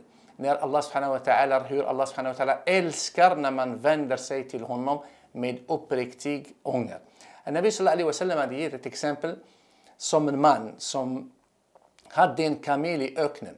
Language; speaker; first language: Swedish; non-native, fluent; Arabic